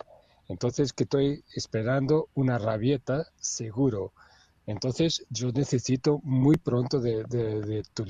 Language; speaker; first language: Spanish; non-native, learner; Portuguese